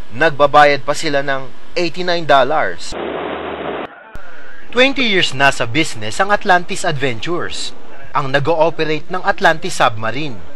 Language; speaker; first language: Filipino; native; Filipino